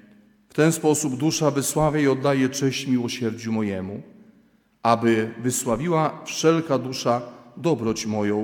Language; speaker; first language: Polish; native; Polish